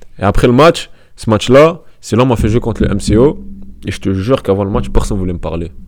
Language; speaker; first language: French; native; French